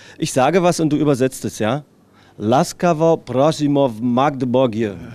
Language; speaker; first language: German; native; German